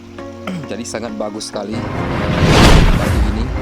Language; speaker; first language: Indonesian; non-native, local second language; Achinese